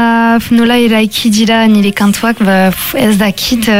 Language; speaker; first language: Basque; non-native, local second language; French